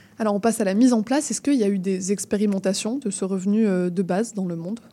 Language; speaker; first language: French; native; French